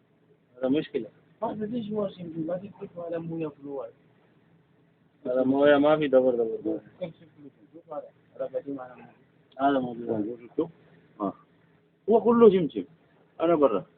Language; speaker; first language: Arabic; non-native, learner; Filipino